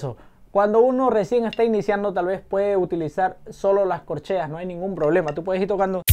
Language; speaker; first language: Spanish; native; Spanish